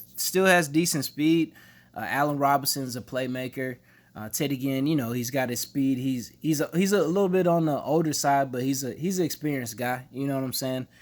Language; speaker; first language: English; native; English